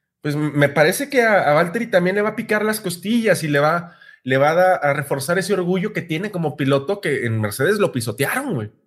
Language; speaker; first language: Spanish; native; Spanish